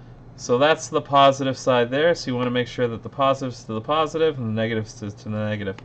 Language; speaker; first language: English; native; English